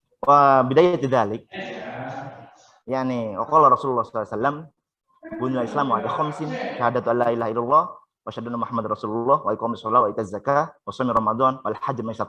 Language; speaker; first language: Arabic; non-native, fluent; Indonesian